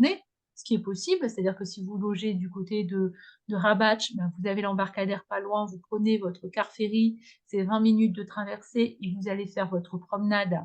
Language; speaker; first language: French; native; French